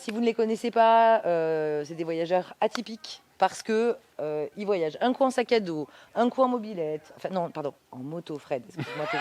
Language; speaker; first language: French; native; French